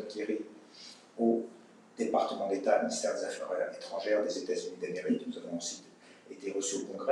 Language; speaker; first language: French; native; French